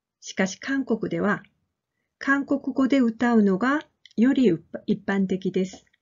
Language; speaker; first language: Japanese; non-native, fluent; Korean